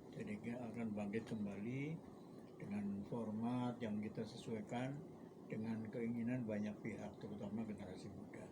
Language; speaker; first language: Indonesian; native; Indonesian